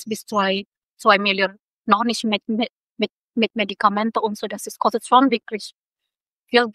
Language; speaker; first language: German; non-native, local second language; Indonesian